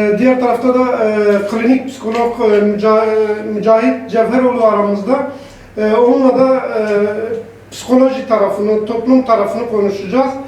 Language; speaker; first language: Turkish; non-native, local second language; Kurdish